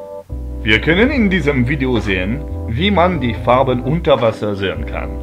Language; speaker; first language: German; non-native, fluent; French